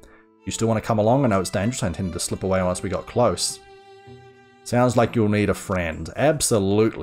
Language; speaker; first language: English; native; English